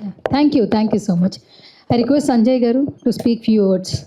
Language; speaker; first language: Telugu; native; Telugu